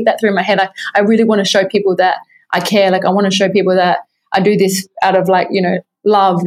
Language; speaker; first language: English; native; English